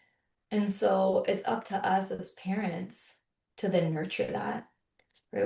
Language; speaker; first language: English; native; English